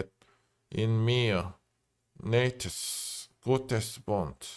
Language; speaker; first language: German; non-native, learner; Korean